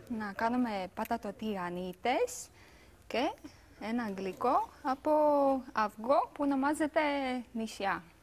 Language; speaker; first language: Greek; non-native, learner; Latvian